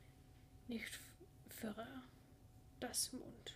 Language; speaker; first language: German; non-native, learner; English